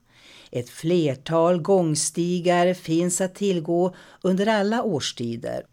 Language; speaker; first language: Swedish; native; Swedish